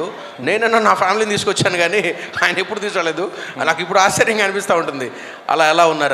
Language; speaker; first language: Telugu; native; Telugu